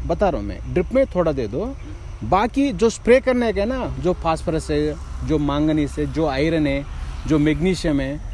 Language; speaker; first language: Hindi; non-native, local second language; Telugu